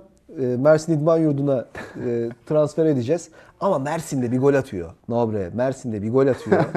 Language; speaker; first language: Turkish; native; Turkish